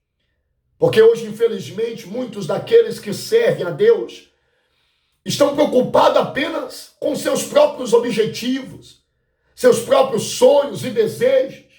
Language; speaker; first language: Portuguese; native; Portuguese